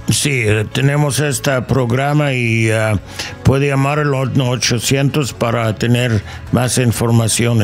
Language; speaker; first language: Spanish; non-native, learner; English